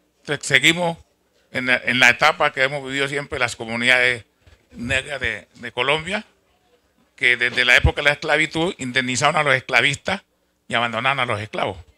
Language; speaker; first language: Spanish; native; Spanish